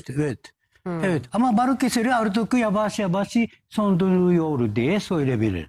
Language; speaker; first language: Turkish; non-native, learner; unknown